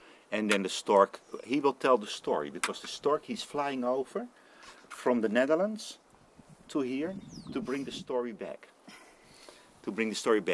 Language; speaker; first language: English; non-native, fluent; Dutch